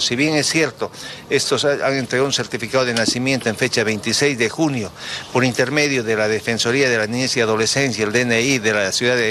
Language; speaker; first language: Spanish; native; Spanish